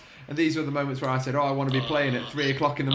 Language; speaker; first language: English; native; English